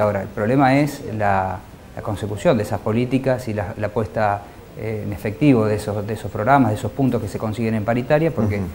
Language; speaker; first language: Spanish; native; Spanish